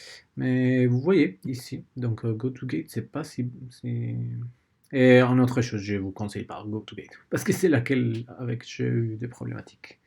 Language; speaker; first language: French; non-native, learner; Spanish